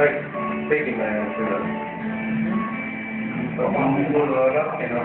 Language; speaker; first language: Estonian; non-native, learner; Armenian